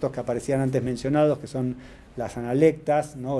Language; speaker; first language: Spanish; native; Spanish